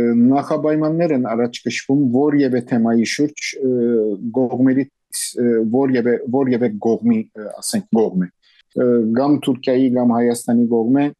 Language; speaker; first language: Armenian; early bilingual, heritage; Armenian